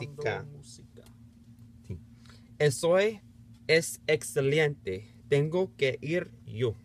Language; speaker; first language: Spanish; non-native, learner; English